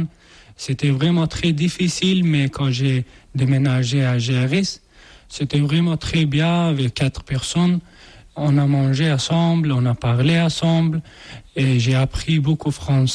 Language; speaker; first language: French; non-native, learner; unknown